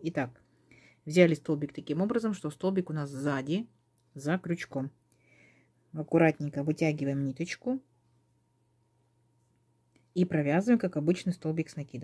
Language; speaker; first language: Russian; native; Russian